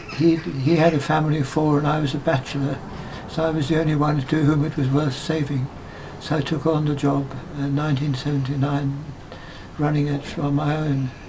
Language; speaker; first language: English; native; English